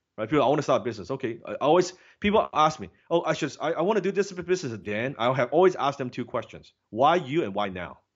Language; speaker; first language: English; non-native, local second language; Cantonese